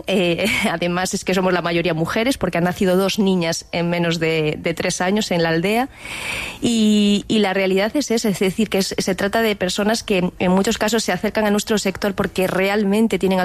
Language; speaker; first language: Spanish; native; Spanish